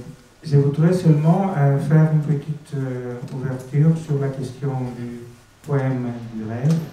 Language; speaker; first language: French; non-native, fluent; Greek